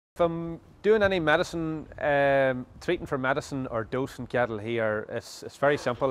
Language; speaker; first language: English; native; English